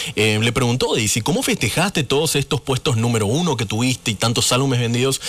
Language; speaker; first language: Spanish; native; Spanish